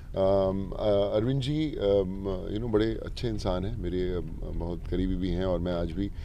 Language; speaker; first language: Hindi; native; Hindi